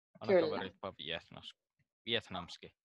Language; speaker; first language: Russian; non-native, learner; Finnish